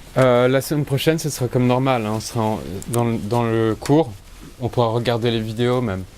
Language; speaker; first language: French; non-native, fluent; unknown